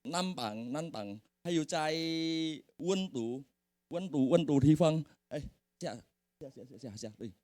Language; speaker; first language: Chinese; early bilingual, heritage; Hakka Chinese